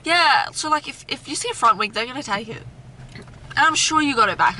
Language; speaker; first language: English; native; English